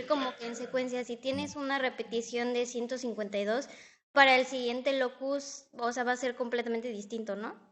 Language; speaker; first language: Spanish; native; Spanish